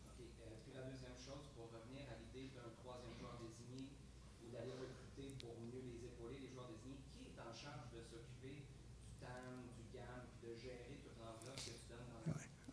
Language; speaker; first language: French; native; French